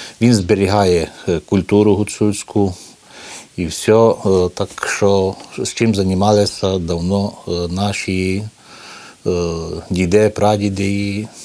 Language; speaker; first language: Ukrainian; early bilingual, heritage; Ukrainian